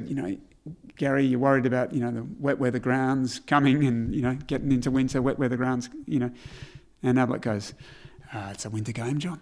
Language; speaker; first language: English; native; English